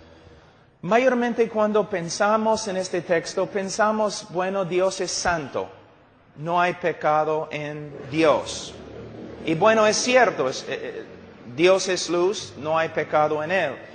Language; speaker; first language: Spanish; non-native, fluent; English